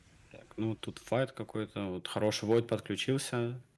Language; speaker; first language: Russian; native; Russian